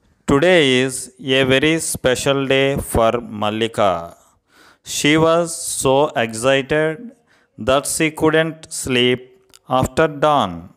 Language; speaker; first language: English; non-native, local second language; Telugu